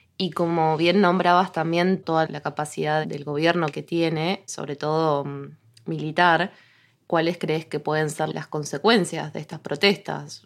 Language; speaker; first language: Spanish; native; Spanish